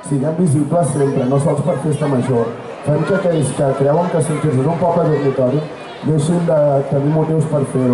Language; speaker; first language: Catalan; native; Catalan